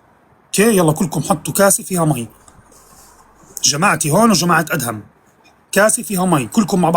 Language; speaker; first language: Arabic; native; Arabic